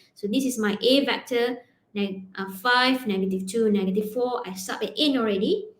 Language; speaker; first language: English; non-native, local second language; Malay